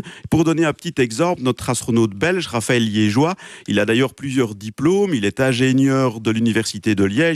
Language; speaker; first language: French; native; French